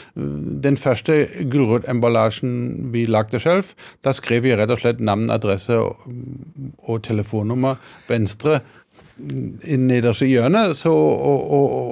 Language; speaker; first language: Norwegian; non-native, fluent; German